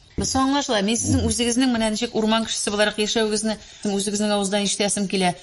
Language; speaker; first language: Tatar; native; Tatar